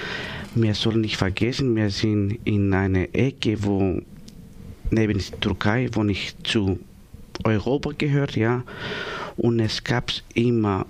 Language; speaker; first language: German; non-native, learner; Greek